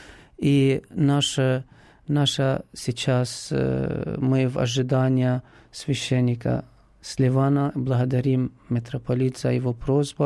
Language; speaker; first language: Russian; non-native, fluent; Arabic